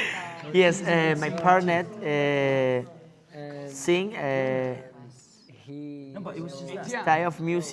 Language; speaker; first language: English; non-native, learner; Spanish